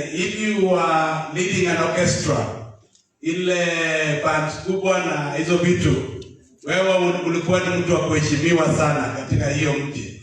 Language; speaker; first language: Swahili; non-native, local second language; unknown